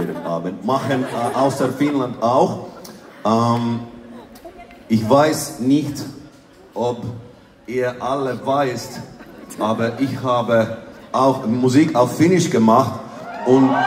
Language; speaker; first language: German; non-native, fluent; Finnish